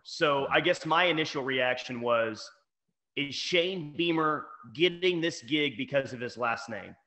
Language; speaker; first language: English; native; English